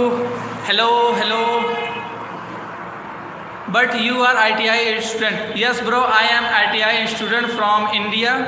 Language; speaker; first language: English; non-native, learner; Hindi